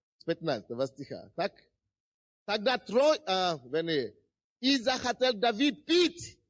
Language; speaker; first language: Russian; non-native, fluent; Yoruba